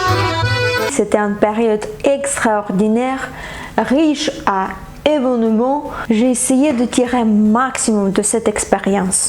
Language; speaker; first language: French; non-native, fluent; Ukrainian